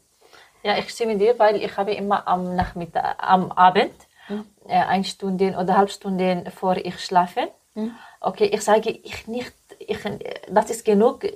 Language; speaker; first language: German; non-native, learner; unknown